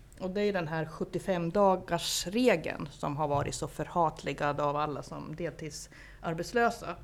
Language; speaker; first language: Swedish; native; Swedish